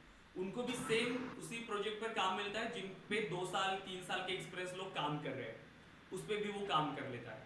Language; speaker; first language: Hindi; native; Hindi